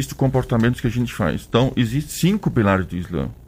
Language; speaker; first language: Portuguese; non-native, learner; Arabic